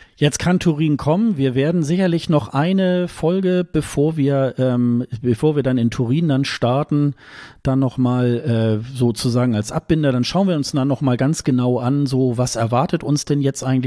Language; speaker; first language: German; native; German